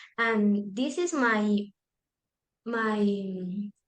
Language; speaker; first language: English; non-native, learner; Spanish